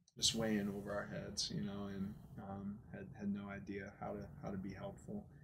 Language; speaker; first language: English; native; English